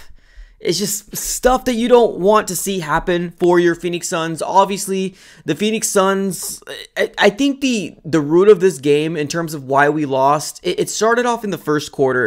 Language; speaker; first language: English; native; English